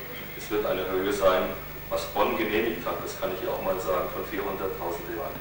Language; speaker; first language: German; native; German